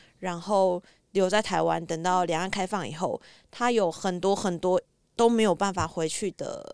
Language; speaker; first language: Chinese; native; Chinese